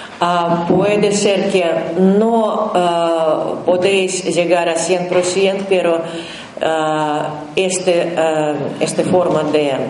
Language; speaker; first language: Spanish; non-native, learner; Russian